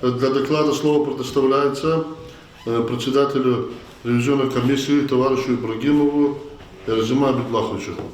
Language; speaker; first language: Russian; non-native, local second language; Lezghian